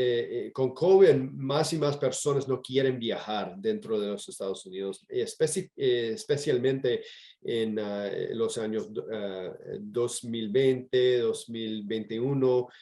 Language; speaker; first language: Spanish; non-native, fluent; English